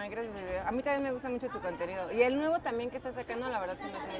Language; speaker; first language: Spanish; native; Spanish